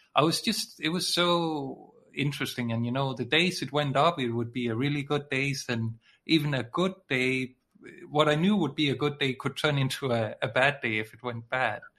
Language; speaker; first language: English; non-native, fluent; Danish